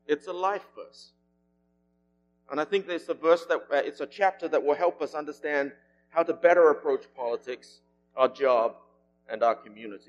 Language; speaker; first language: English; native; English